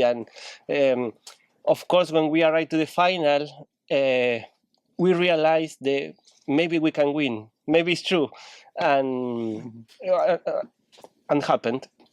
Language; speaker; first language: English; non-native, learner; Spanish